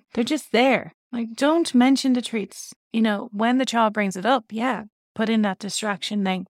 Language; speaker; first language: English; native; English